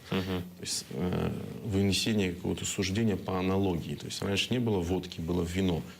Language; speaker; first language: Russian; non-native, local second language; Crimean Tatar